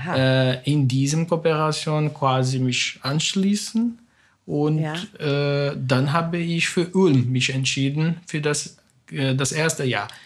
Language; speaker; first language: German; non-native, fluent; Portuguese